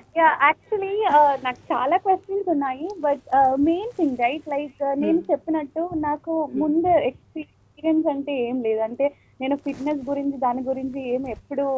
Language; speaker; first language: Telugu; non-native, local second language; Malayalam